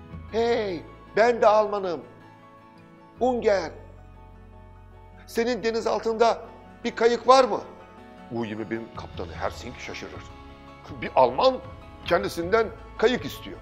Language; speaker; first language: Turkish; native; Turkish